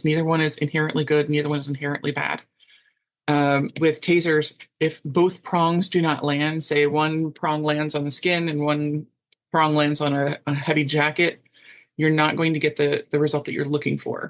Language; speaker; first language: English; native; English